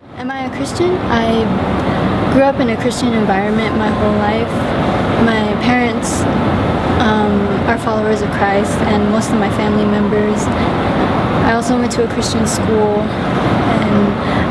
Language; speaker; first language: English; native; English